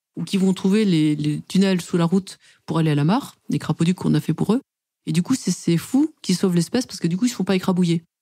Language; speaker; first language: French; native; French